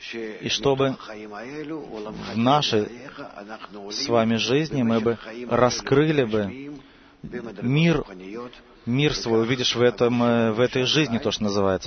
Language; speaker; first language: Russian; native; Russian